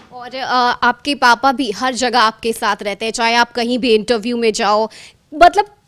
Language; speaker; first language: Hindi; native; Hindi